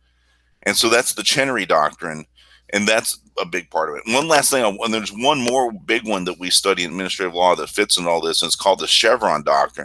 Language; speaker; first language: English; native; English